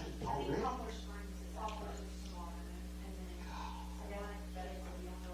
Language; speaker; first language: English; native; English